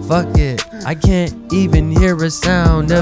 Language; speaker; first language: English; native; English